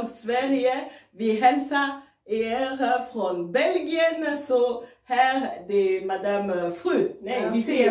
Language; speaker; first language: Swedish; non-native, learner; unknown